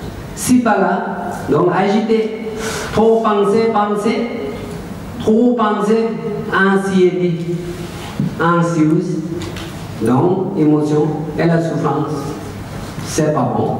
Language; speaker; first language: French; non-native, learner; Tibetan